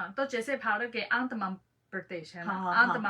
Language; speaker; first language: Hindi; non-native, fluent; Chinese